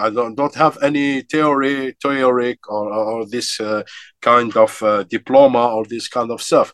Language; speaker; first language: English; non-native, fluent; Arabic